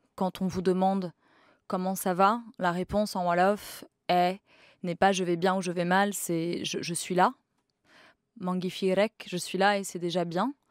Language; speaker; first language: French; native; French